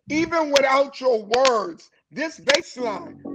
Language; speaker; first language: English; native; English